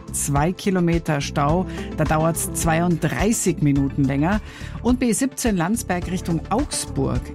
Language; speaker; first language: German; native; German